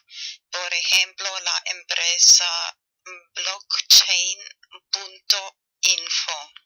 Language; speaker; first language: Spanish; non-native, fluent; German